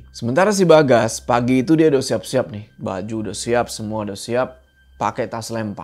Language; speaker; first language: Indonesian; native; Indonesian